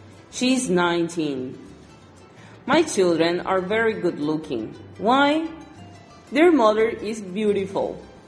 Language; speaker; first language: English; non-native, fluent; Spanish